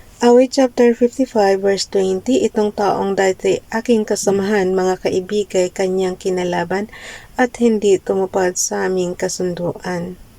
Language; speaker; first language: Filipino; non-native, local second language; Cebuano